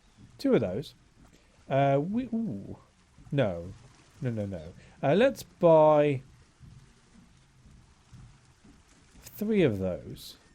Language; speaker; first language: English; native; English